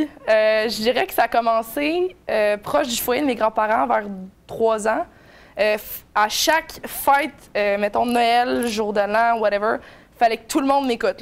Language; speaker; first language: French; native; French